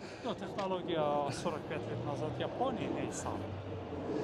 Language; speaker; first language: Russian; non-native, fluent; Persian